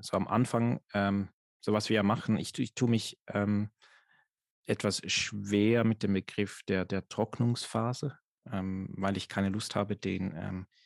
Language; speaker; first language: German; native; German